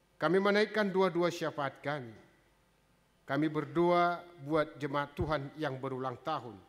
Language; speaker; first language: Indonesian; native; Indonesian